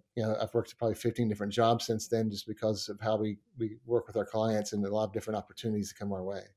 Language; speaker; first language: English; native; English